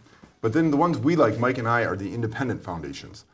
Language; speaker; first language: English; native; English